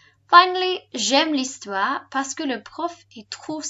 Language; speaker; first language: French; non-native, fluent; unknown